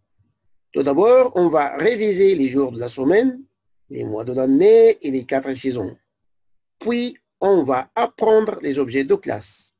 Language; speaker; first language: French; non-native, fluent; Arabic